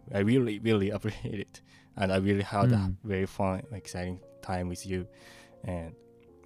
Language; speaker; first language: English; non-native, fluent; Japanese